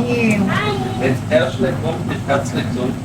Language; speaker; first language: German; native; German